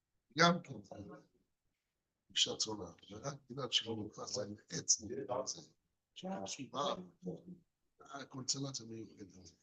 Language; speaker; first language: Hebrew; non-native, fluent; English